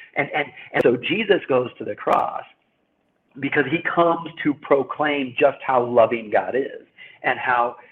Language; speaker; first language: English; native; English